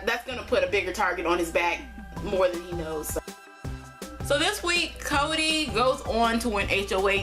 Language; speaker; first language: English; native; English